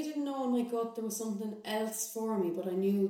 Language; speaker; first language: English; native; English